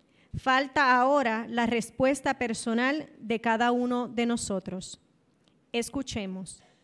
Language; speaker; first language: Spanish; native; Spanish